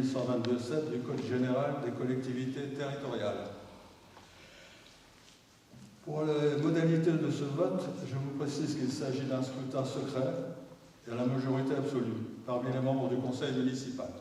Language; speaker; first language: French; native; French